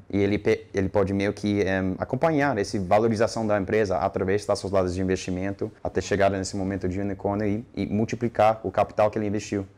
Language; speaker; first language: Portuguese; non-native, fluent; English